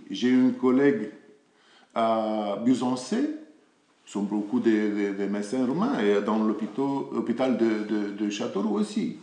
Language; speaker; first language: French; non-native, fluent; Romanian